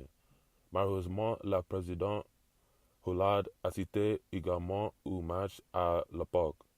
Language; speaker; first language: French; non-native, learner; English